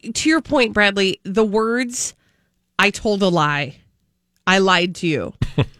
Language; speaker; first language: English; early bilingual, other home language; Norwegian